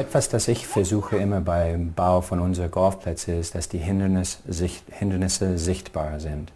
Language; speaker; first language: German; non-native, fluent; English